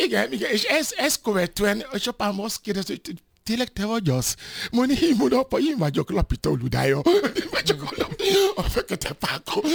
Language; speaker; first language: Hungarian; non-native, fluent; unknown